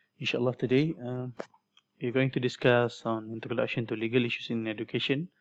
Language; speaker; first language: English; non-native, local second language; Malay